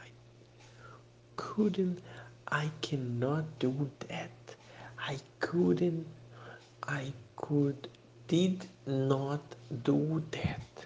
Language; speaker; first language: English; non-native, fluent; Portuguese